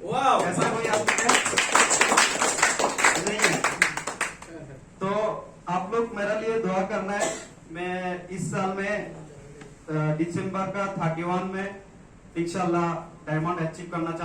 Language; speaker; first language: Hindi; non-native, learner; Bangla